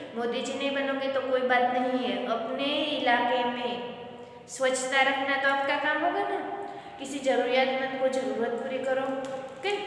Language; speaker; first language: Hindi; non-native, local second language; Gujarati